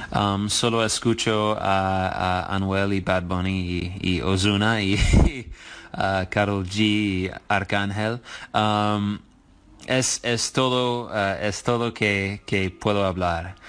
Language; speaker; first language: Spanish; non-native, learner; English